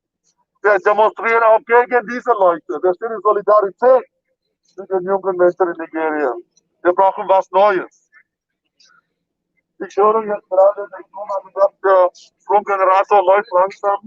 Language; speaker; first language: German; non-native, fluent; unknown